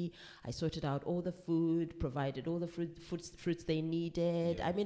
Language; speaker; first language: English; non-native, local second language; Ganda